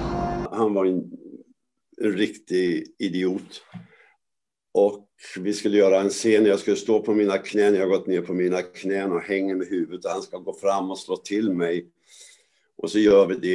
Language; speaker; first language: Swedish; native; Swedish